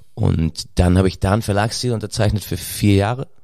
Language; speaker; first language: German; native; German